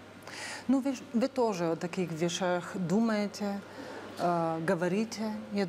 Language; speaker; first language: Russian; non-native, fluent; Slovenian